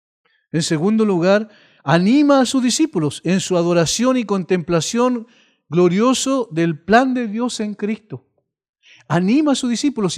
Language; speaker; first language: Spanish; native; Spanish